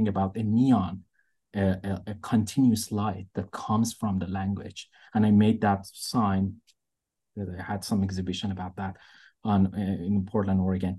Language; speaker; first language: English; non-native, fluent; Persian